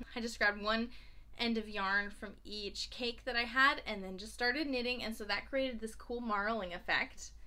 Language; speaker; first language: English; native; English